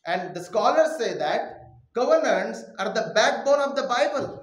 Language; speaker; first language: English; non-native, local second language; Marathi